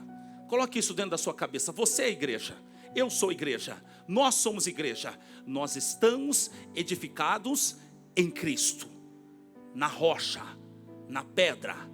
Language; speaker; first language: Portuguese; native; Portuguese